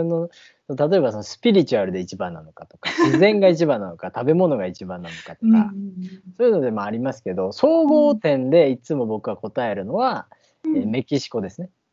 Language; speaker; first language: Japanese; native; Japanese